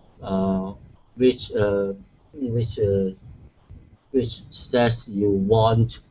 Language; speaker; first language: English; non-native, learner; Chinese